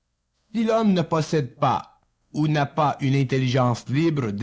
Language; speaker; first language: French; native; French